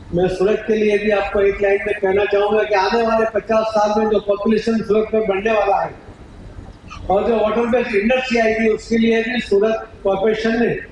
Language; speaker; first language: Hindi; non-native, local second language; Gujarati